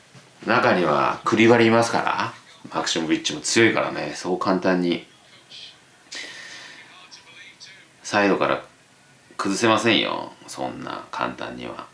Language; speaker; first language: Japanese; native; Japanese